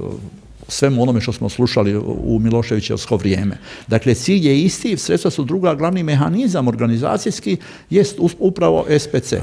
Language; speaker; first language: Croatian; native; Croatian